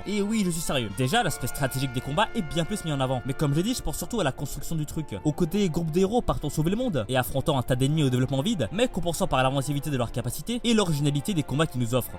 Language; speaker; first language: French; native; French